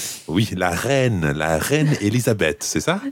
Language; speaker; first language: French; non-native, fluent; English